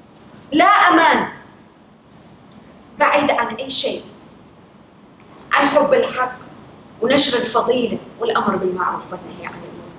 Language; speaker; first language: Arabic; native; Arabic